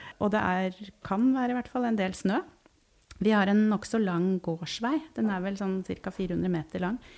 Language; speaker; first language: Norwegian; native; Norwegian